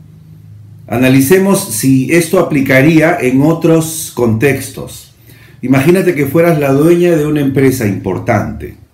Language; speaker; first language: Spanish; native; Spanish